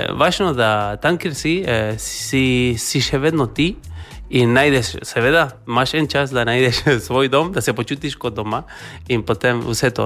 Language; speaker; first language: Slovenian; non-native, fluent; Spanish